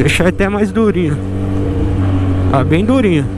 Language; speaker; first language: Portuguese; native; Portuguese